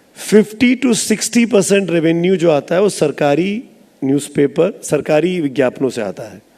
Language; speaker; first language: Hindi; native; Hindi